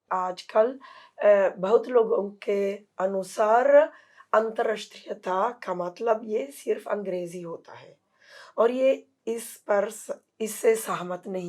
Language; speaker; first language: Hindi; non-native, fluent; Italian